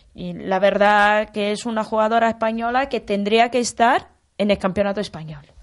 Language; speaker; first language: Spanish; non-native, fluent; Italian